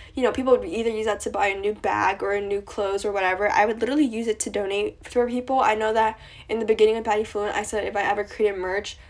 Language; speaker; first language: English; native; English